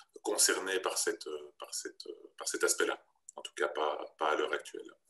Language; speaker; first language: French; native; French